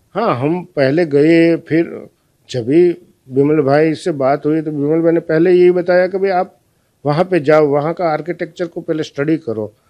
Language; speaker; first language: Hindi; non-native, local second language; Gujarati